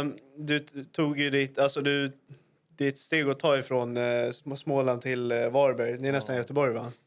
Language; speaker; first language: Swedish; native; Swedish